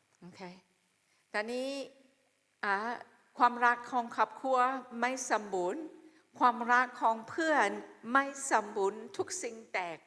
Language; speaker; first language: Thai; non-native, fluent; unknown